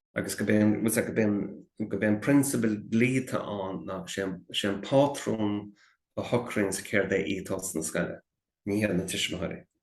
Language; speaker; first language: Irish; native; Irish